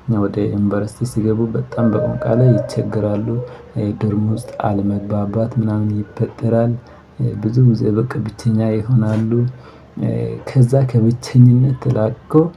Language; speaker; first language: Amharic; non-native, local second language; Wolaytta